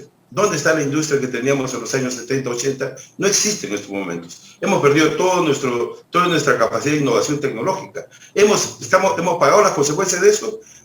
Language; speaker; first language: Spanish; native; Spanish